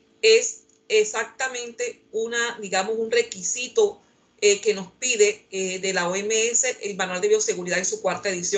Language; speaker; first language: Spanish; native; Spanish